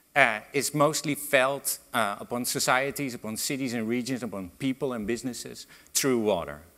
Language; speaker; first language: English; non-native, fluent; Dutch